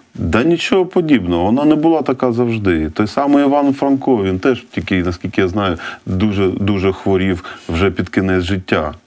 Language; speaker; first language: Ukrainian; non-native, local second language; Russian